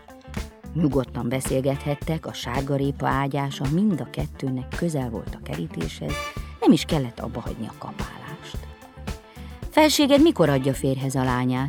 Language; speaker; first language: Hungarian; native; Hungarian